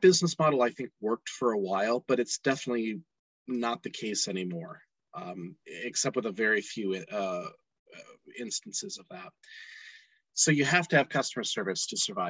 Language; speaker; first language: English; native; English